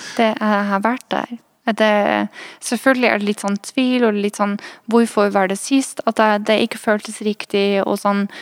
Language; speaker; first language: Norwegian; non-native, fluent; Dutch